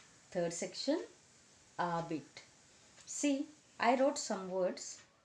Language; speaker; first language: English; non-native, local second language; Telugu